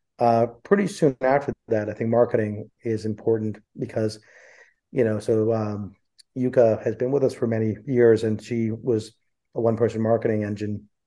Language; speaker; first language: English; early bilingual, other home language; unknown